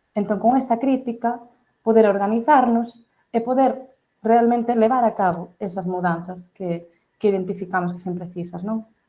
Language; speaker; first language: Galician; early bilingual, heritage; Catalan